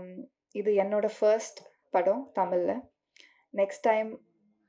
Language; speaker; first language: Tamil; non-native, learner; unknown